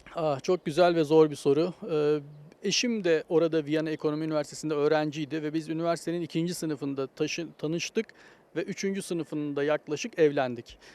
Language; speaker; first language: Turkish; native; Turkish